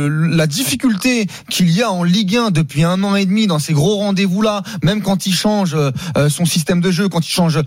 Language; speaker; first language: French; native; French